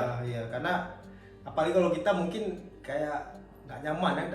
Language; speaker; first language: Indonesian; native; Indonesian